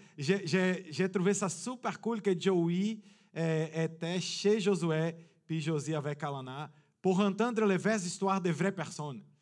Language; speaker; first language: French; non-native, fluent; Portuguese